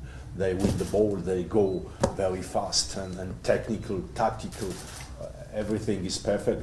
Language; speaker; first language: English; non-native, learner; French